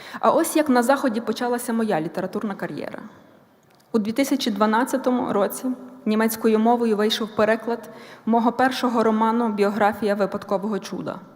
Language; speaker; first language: Ukrainian; native; Ukrainian